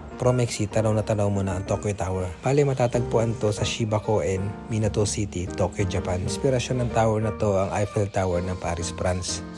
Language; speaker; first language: Filipino; native; Filipino